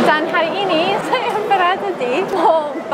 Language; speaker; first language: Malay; non-native, learner; English